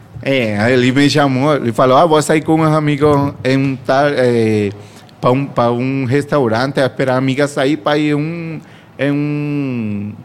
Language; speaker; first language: Portuguese; non-native, fluent; Spanish